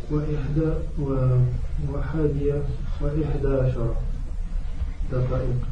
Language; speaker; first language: Arabic; non-native, learner; French